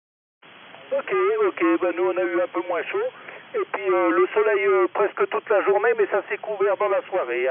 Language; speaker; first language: French; native; French